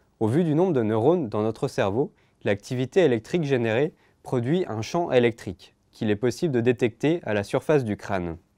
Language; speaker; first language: French; native; French